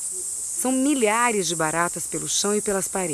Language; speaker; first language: Portuguese; native; Portuguese